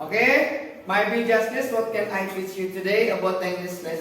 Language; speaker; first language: English; non-native, fluent; Indonesian